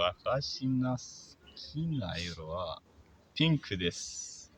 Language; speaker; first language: Japanese; non-native, learner; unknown